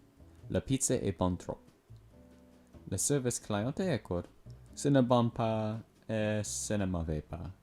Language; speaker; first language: French; non-native, learner; English